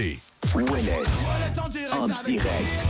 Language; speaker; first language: French; native; French